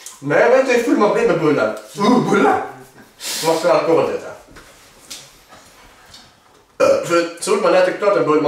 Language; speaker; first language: Swedish; native; Swedish